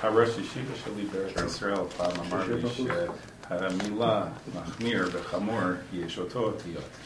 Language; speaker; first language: Hebrew; non-native, fluent; English